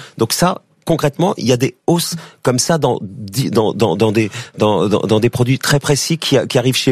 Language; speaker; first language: French; native; French